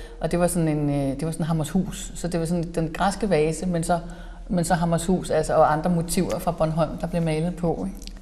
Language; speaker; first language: Danish; native; Danish